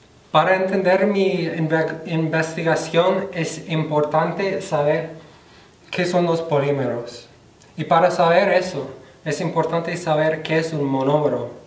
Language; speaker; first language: Spanish; non-native, fluent; English